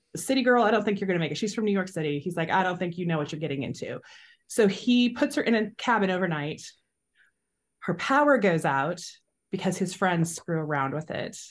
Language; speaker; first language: English; native; English